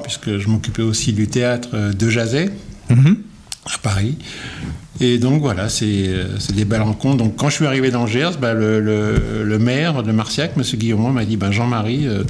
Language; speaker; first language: French; native; French